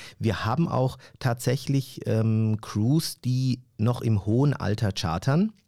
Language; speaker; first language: German; early bilingual, other home language; Turkish